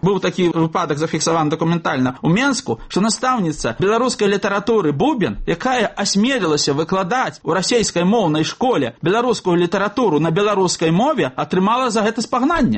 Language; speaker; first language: Belarusian; native; Belarusian